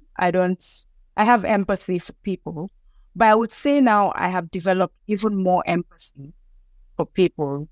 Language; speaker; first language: English; non-native, local second language; Yoruba